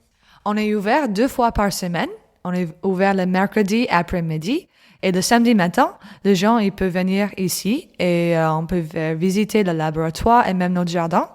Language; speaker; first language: French; non-native, learner; English